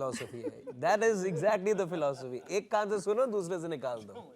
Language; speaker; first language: Hindi; native; Hindi